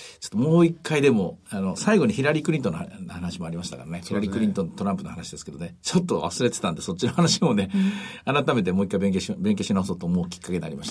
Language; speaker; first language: Japanese; native; Japanese